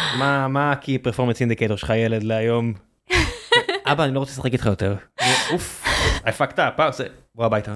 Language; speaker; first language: Hebrew; native; Hebrew